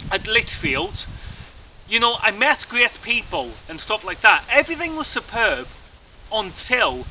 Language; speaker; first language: English; native; English